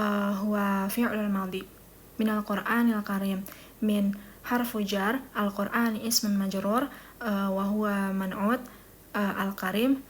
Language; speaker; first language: Arabic; non-native, learner; Indonesian